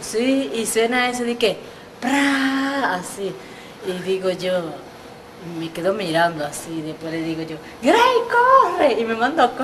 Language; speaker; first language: Spanish; native; Spanish